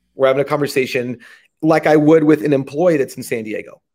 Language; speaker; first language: English; native; English